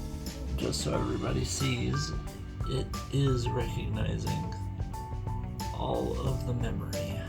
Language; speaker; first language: English; native; English